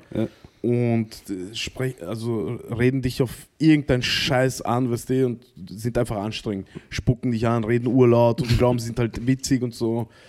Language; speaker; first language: German; early bilingual, other home language; Arabic